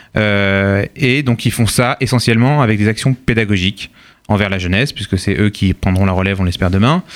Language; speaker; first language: French; native; French